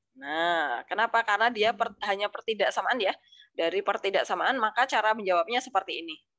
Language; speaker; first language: Indonesian; native; Indonesian